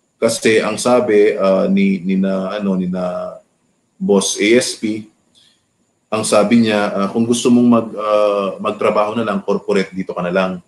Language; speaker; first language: Filipino; native; Filipino